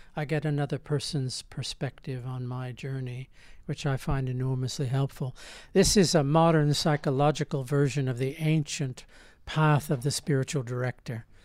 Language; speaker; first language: English; native; English